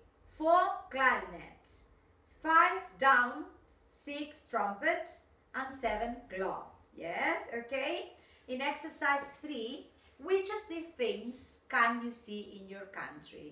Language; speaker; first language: English; non-native, fluent; Spanish